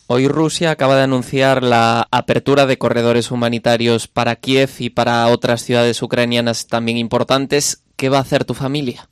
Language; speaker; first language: Spanish; native; Spanish